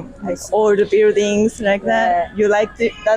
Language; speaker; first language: English; non-native, fluent; Japanese